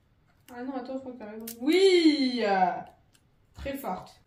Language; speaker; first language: French; native; French